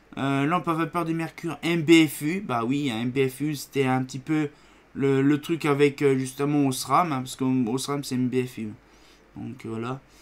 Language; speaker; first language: French; native; French